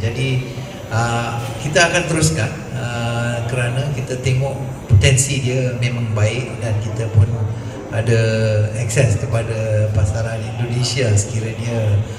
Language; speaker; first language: Malay; native; Malay